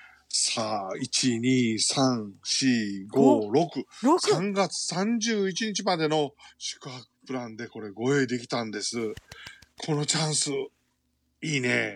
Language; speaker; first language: Japanese; native; Japanese